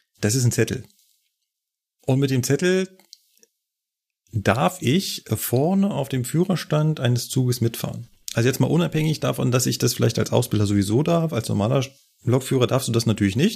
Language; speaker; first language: German; native; German